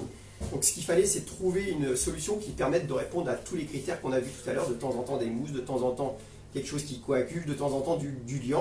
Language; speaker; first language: French; native; French